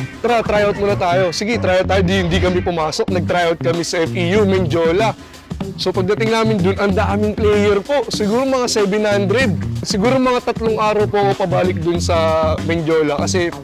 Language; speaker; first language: Filipino; native; Filipino